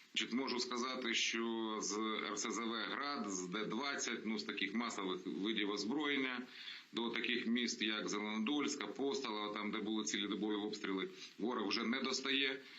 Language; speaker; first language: Ukrainian; non-native, local second language; Russian